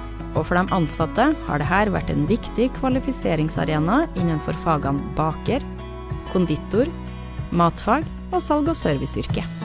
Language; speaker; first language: Norwegian; native; Norwegian